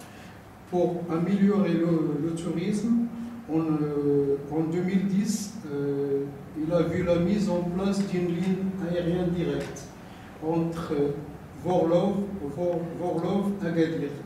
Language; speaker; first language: French; non-native, local second language; Arabic